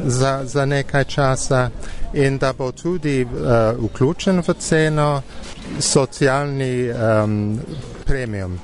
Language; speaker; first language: Slovenian; non-native, fluent; English